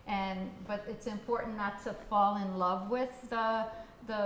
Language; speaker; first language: English; native; English